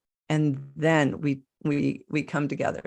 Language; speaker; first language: English; native; English